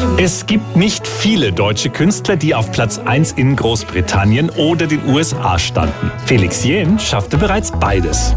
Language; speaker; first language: German; native; German